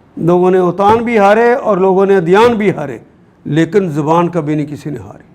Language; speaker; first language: Urdu; non-native, local second language; Punjabi